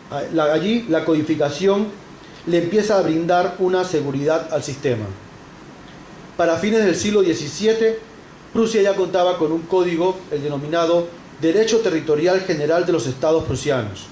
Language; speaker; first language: Spanish; native; Spanish